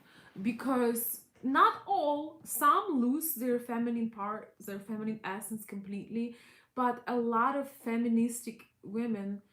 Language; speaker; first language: English; non-native, fluent; Russian